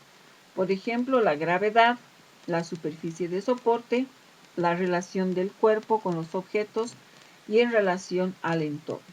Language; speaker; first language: Spanish; native; Spanish